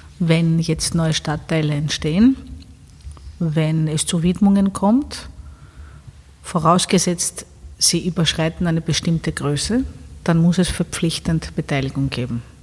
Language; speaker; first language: German; non-native, fluent; Greek